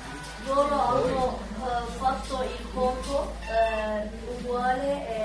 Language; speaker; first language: Italian; non-native, learner; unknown